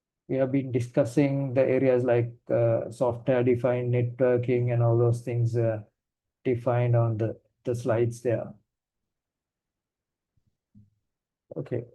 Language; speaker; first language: English; non-native, fluent; Sinhala